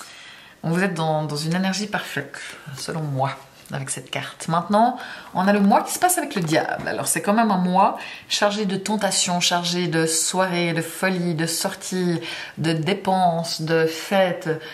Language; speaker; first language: French; native; French